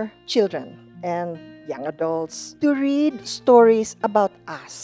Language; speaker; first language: English; non-native, local second language; Cebuano